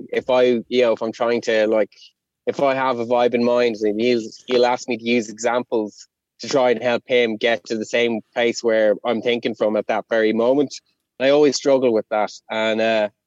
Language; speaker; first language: English; non-native, local second language; Irish